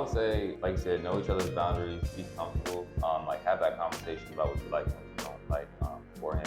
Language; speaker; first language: English; native; English